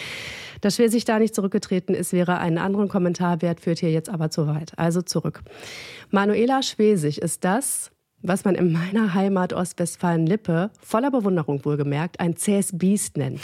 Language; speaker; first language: German; native; German